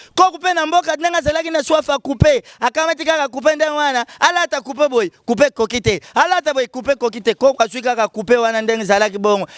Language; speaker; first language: Lingala; native; Lingala